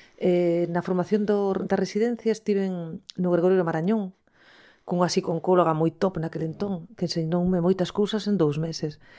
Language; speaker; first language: Galician; non-native, local second language; Spanish